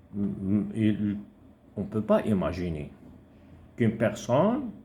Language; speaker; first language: French; non-native, local second language; Arabic